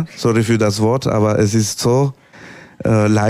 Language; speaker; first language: German; non-native, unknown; Spanish